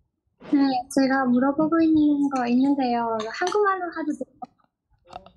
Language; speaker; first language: Korean; non-native, learner; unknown